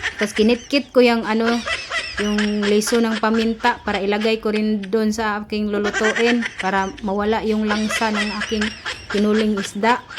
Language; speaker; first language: Filipino; non-native, local second language; Cebuano